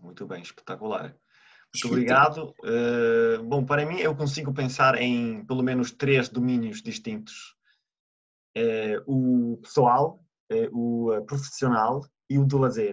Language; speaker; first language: Portuguese; non-native, fluent; Italian